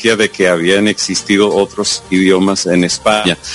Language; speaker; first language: Spanish; non-native, fluent; English